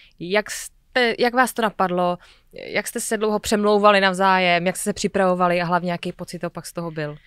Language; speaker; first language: Czech; native; Czech